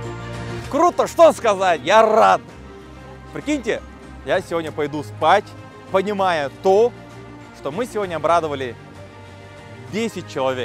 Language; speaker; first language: Russian; native; Russian